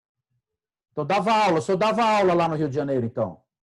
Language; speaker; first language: Portuguese; native; Portuguese